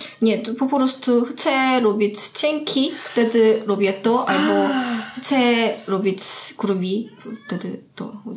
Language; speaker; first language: Polish; non-native, learner; Korean